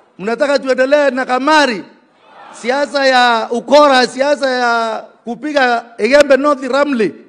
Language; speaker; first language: Swahili; native; Swahili